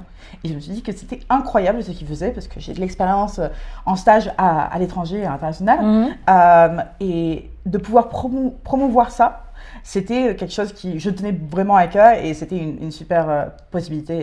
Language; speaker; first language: French; native; French